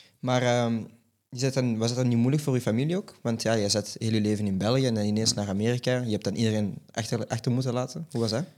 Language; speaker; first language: Dutch; native; Dutch